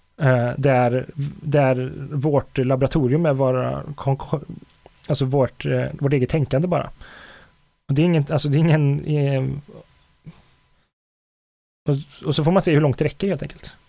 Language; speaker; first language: Swedish; native; Swedish